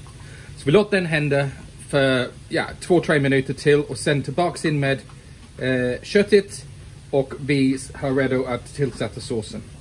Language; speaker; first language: Swedish; non-native, fluent; English